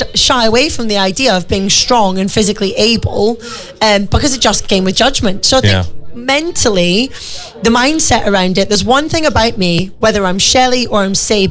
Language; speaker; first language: English; native; English